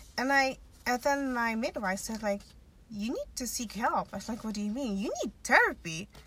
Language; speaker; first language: English; non-native, fluent; Dutch